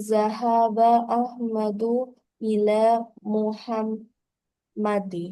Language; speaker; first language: Arabic; non-native, learner; Bangla